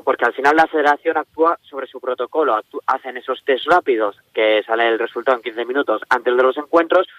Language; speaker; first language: Spanish; native; Spanish